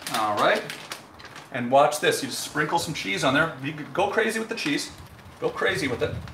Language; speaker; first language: English; native; English